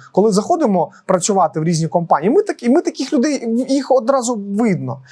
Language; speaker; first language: Ukrainian; non-native, local second language; Russian